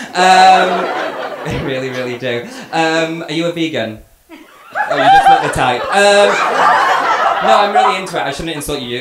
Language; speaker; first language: English; native; English